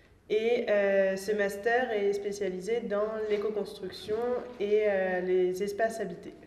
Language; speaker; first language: French; native; French